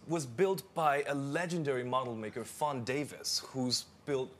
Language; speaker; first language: English; native; English